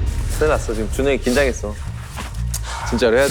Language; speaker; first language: Korean; native; Korean